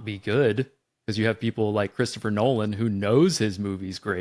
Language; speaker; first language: English; native; English